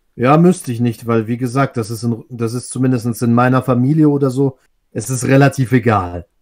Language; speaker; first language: German; early bilingual, other home language; Russian